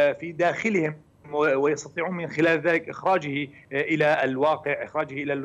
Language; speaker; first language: Arabic; native; Arabic